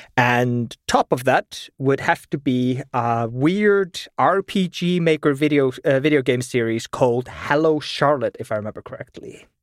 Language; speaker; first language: English; non-native, fluent; German